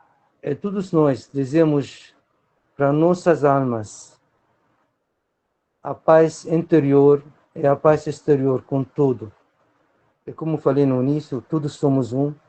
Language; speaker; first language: Portuguese; non-native, fluent; Arabic